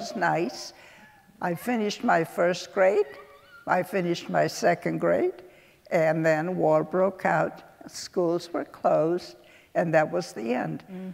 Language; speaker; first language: English; early bilingual, other home language; Polish